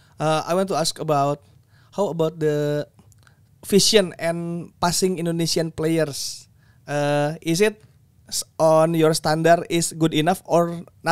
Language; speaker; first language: English; non-native, learner; Indonesian